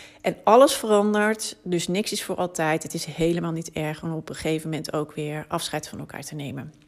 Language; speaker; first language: Dutch; native; Dutch